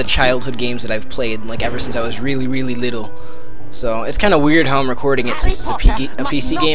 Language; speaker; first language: English; native; English